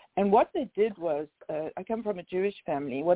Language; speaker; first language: English; native; English